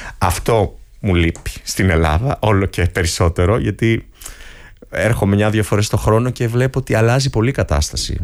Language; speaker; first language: Greek; native; Greek